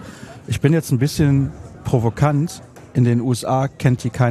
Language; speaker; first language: German; native; German